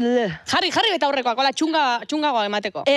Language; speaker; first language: Basque; native; Basque